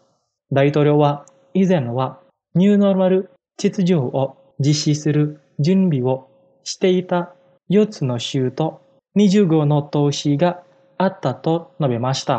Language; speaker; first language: Japanese; non-native, fluent; Indonesian